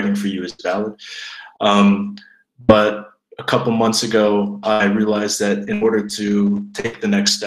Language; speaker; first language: English; native; English